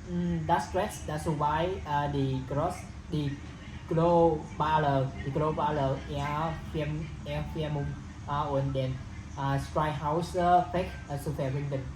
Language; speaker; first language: German; non-native, learner; Vietnamese